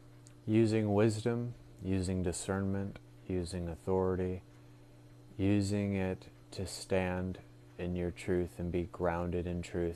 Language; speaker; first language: English; native; English